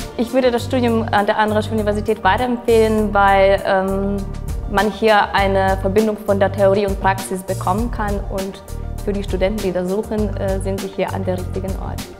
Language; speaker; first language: German; non-native, fluent; Croatian